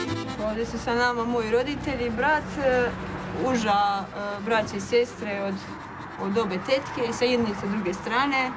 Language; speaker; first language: Serbian; native; Serbian